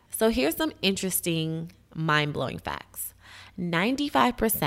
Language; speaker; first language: English; native; English